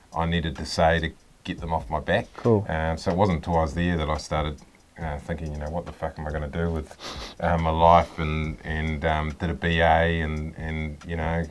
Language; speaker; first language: English; native; English